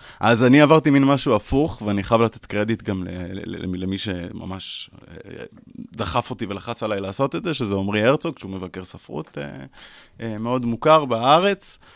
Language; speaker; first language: Hebrew; native; Hebrew